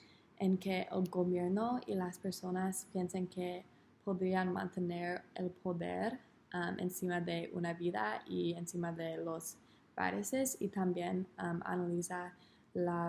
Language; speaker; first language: Spanish; non-native, learner; English